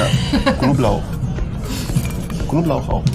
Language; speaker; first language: German; non-native, learner; Arabic